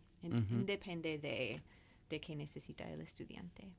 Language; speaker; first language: Spanish; non-native, fluent; English